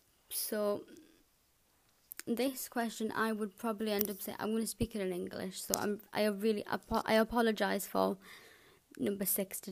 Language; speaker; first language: English; native; English